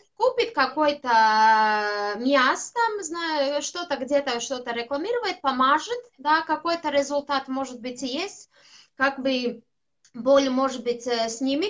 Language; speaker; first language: Russian; non-native, local second language; Latvian